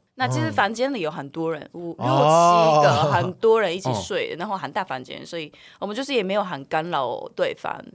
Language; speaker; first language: Chinese; non-native, fluent; Japanese